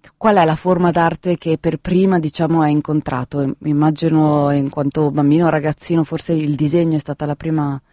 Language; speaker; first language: Italian; native; Italian